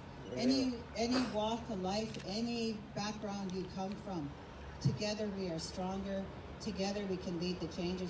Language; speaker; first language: English; native; English